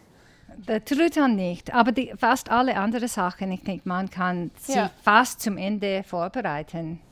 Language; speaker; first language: German; non-native, learner; English